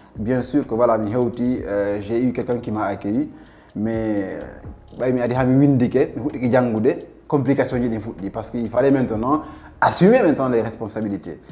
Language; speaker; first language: French; non-native, local second language; Fula